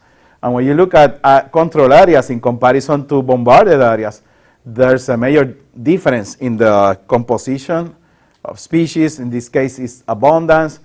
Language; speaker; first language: English; non-native, local second language; Spanish